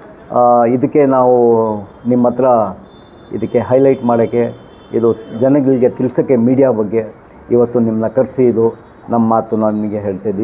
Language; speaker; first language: Kannada; non-native, local second language; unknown